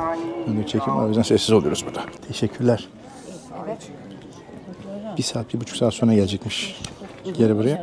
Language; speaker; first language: Turkish; native; Turkish